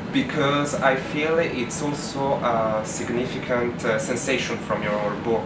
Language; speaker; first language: English; non-native, fluent; Italian